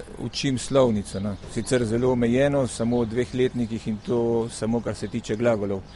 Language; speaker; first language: Slovenian; early bilingual, heritage; Slovenian